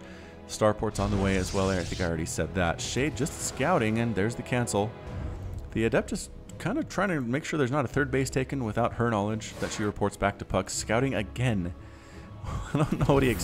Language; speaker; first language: English; native; English